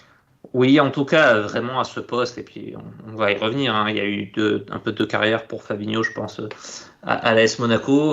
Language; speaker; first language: French; native; French